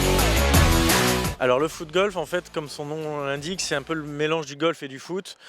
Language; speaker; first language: French; native; French